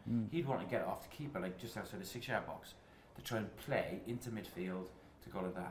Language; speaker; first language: English; native; English